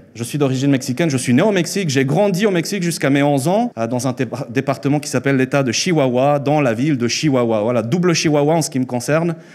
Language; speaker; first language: French; early bilingual, other home language; Spanish